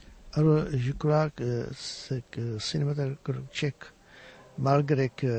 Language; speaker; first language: French; non-native, fluent; Czech